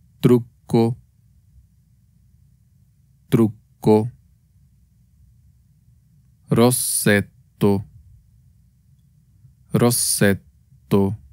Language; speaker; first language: Italian; non-native, fluent; Spanish